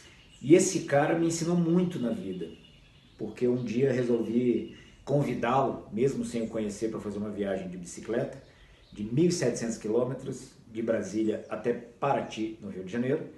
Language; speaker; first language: Portuguese; native; Portuguese